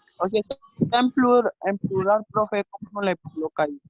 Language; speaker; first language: Spanish; native; Spanish